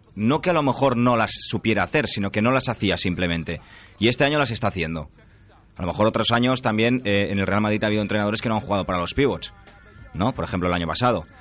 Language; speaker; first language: Spanish; native; Spanish